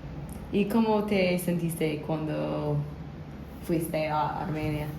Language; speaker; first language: Spanish; non-native, learner; English